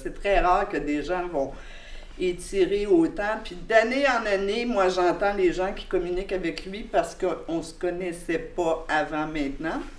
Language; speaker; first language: French; native; French